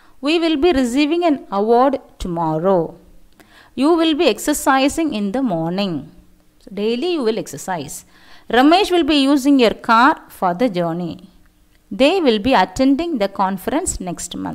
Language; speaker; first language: English; non-native, local second language; Tamil